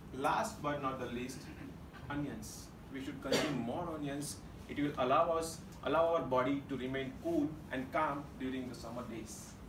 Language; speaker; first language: English; non-native, local second language; Gujarati